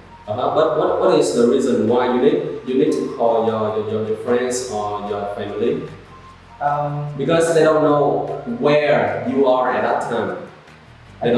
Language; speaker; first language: English; non-native, learner; Vietnamese